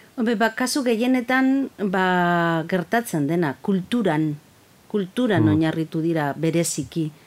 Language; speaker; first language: Basque; native; Basque